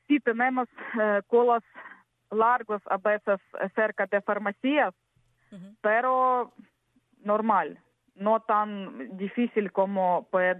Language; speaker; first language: Spanish; non-native, learner; Ukrainian